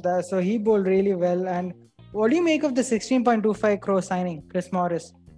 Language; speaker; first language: English; non-native, local second language; Tamil